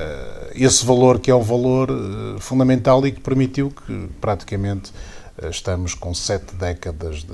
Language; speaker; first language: Portuguese; native; Portuguese